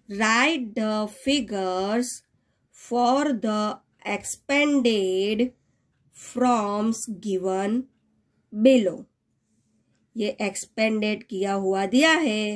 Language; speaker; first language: Hindi; non-native, local second language; Gujarati